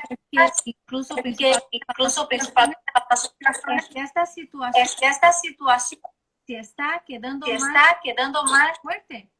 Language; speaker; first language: Spanish; non-native, learner; Portuguese